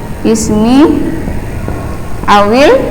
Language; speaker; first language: Arabic; non-native, fluent; Indonesian